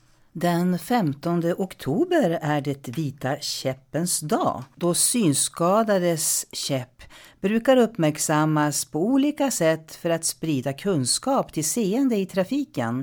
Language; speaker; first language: Swedish; native; Swedish